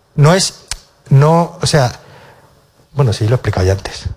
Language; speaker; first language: Spanish; native; Spanish